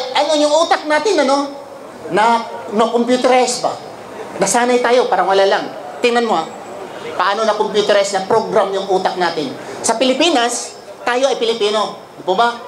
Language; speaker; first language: Filipino; non-native, local second language; Cebuano